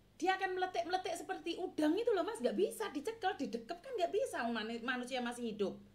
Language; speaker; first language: Indonesian; non-native, local second language; Javanese